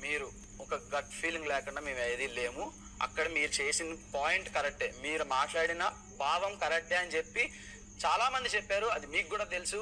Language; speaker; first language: Telugu; native; Telugu